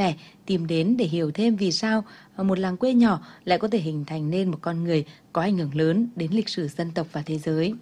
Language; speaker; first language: Vietnamese; native; Vietnamese